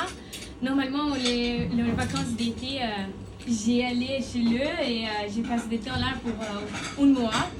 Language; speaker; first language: French; non-native, learner; Portuguese